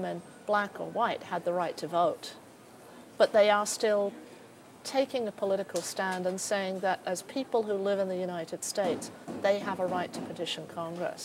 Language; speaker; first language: English; native; English